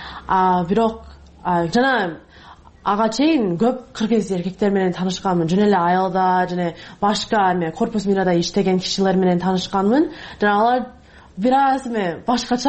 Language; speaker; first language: Kyrgyz; non-native, learner; English